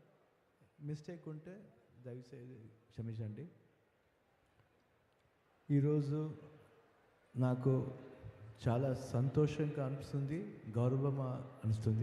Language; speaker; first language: Telugu; non-native, learner; Kannada